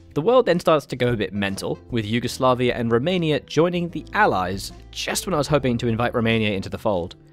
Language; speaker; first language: English; native; English